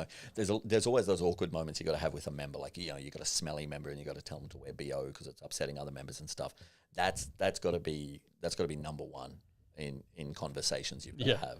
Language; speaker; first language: English; native; English